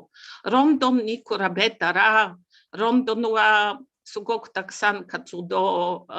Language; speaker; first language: Japanese; non-native, learner; Bulgarian